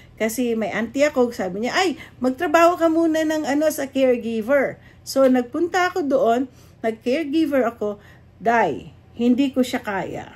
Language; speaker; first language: Filipino; native; Filipino